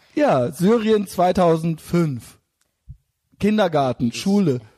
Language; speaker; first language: German; native; German